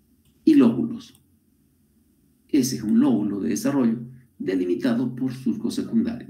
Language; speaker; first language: Spanish; native; Spanish